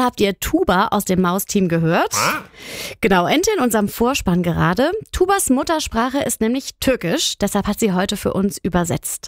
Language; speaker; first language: German; native; German